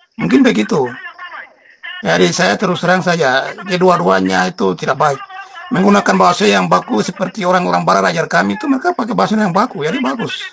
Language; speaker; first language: Indonesian; non-native, local second language; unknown